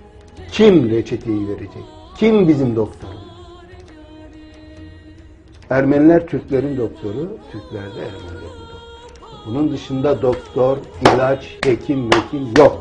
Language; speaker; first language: Turkish; native; Turkish